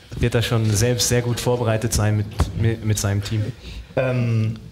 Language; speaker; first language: German; native; German